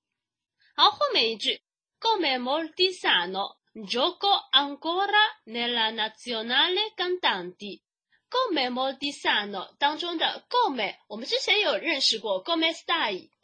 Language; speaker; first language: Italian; non-native, fluent; Chinese